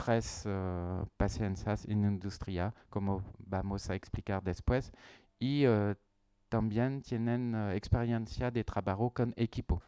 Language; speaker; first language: Spanish; non-native, learner; French